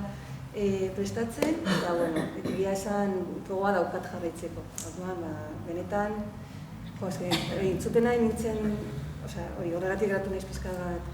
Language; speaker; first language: Basque; non-native, local second language; Spanish